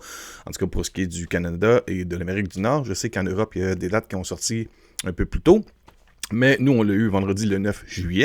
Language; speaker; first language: French; native; French